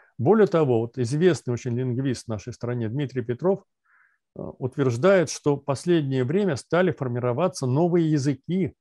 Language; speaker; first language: Russian; native; Russian